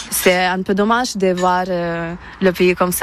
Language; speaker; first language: French; non-native, learner; Ukrainian